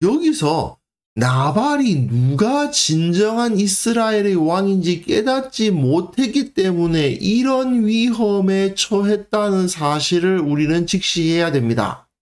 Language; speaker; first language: Korean; native; Korean